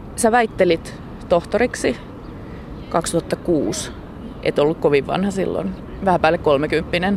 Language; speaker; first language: Finnish; native; Finnish